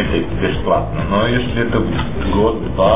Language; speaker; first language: Russian; non-native, fluent; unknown